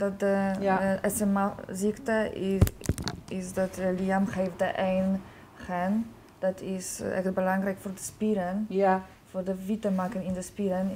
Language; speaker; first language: Dutch; non-native, learner; Polish